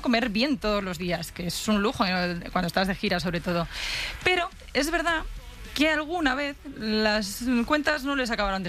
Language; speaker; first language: Spanish; native; Spanish